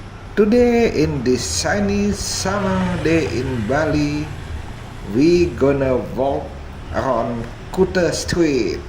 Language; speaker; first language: English; non-native, fluent; Indonesian